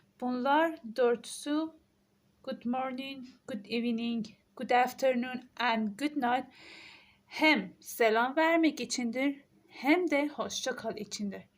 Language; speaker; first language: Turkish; non-native, fluent; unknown